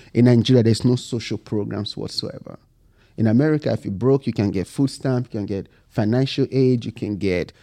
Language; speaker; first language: English; non-native, local second language; Bini